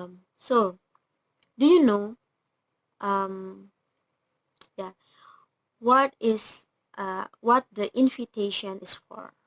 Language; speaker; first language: English; non-native, learner; Indonesian